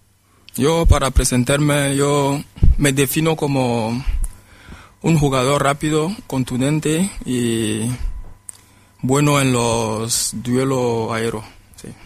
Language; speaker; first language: Spanish; non-native, fluent; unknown